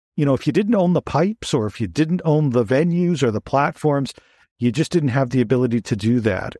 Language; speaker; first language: English; native; English